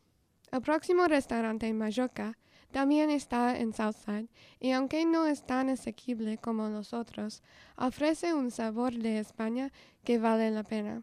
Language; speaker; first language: Spanish; non-native, fluent; English